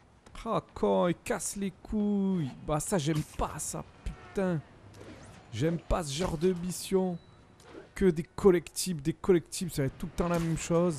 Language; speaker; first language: French; native; French